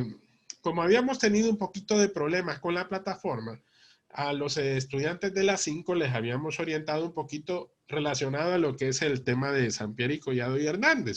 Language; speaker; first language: Spanish; native; Spanish